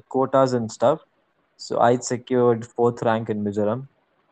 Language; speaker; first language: English; non-native, local second language; Malayalam